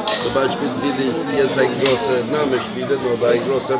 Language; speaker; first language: German; non-native, learner; Albanian